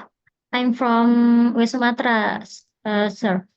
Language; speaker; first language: English; non-native, learner; Indonesian